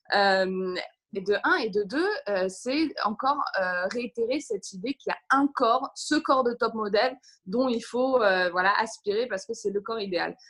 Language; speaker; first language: French; native; French